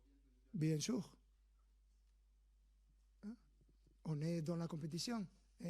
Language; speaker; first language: French; non-native, fluent; Spanish